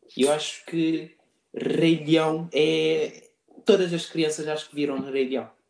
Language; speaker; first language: Portuguese; non-native, local second language; Kabuverdianu